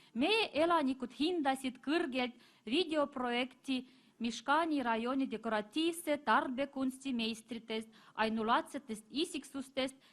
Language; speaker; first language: Estonian; non-native, fluent; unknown